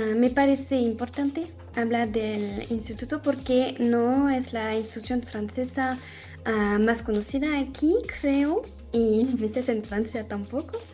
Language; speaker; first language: Spanish; non-native, fluent; French